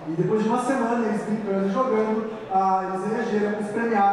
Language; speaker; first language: Portuguese; native; Portuguese